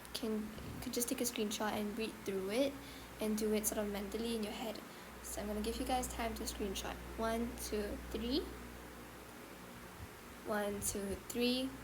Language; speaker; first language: English; non-native, local second language; Malay